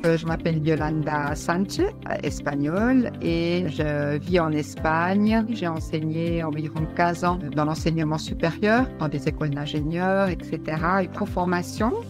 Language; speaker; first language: French; non-native, fluent; Spanish